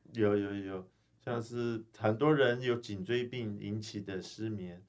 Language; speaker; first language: Chinese; early bilingual, heritage; Chinese